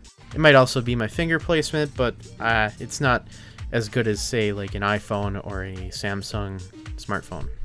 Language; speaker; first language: English; native; English